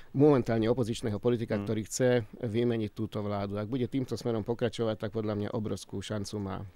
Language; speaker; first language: Slovak; non-native, local second language; Hungarian